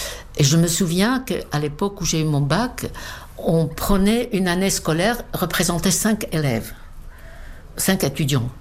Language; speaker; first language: French; non-native, fluent; Czech